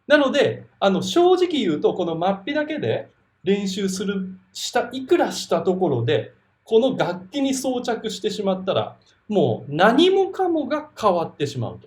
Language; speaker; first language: Japanese; native; Japanese